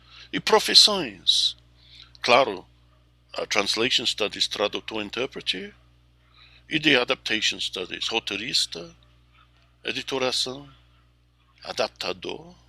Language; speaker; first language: Portuguese; non-native, fluent; English